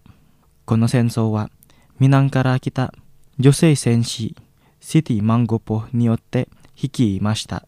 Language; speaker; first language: Japanese; non-native, fluent; Indonesian